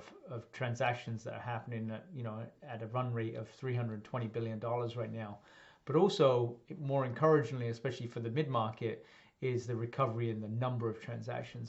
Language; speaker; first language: English; native; English